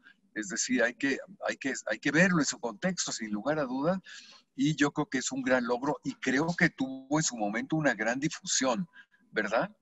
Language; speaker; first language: Spanish; native; Spanish